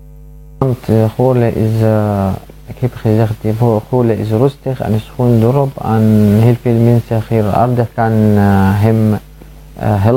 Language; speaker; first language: Dutch; non-native, learner; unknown